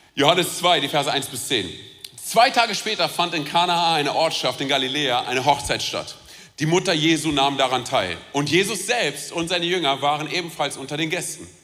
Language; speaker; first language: German; early bilingual, other home language; Romanian